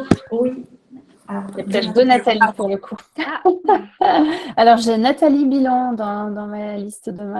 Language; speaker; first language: French; native; French